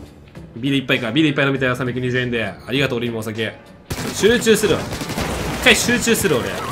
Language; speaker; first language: Japanese; native; Japanese